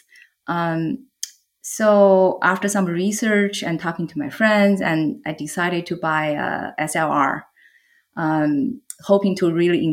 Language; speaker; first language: English; non-native, fluent; Chinese